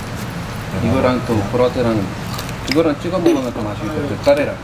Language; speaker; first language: Korean; non-native, fluent; Urdu